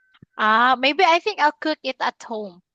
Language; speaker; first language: English; non-native, local second language; Filipino